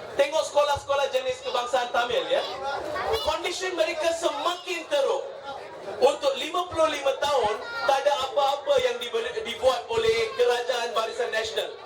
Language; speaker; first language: Malay; non-native, local second language; Tamil